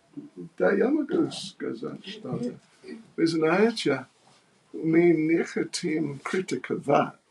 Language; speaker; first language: Russian; non-native, learner; English